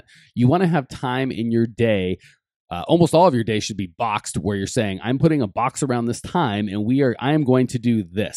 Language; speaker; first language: English; native; English